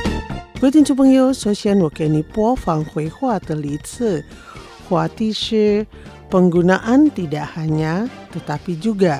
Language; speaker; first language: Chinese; non-native, fluent; Indonesian